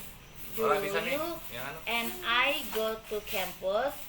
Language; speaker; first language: English; non-native, learner; Indonesian